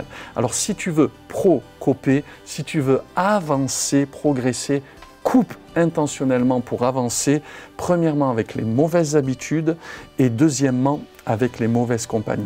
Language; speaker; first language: French; native; French